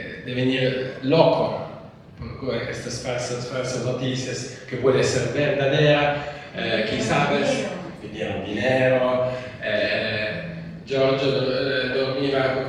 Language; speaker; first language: Spanish; non-native, fluent; Italian